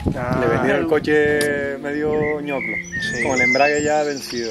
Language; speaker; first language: Spanish; native; Spanish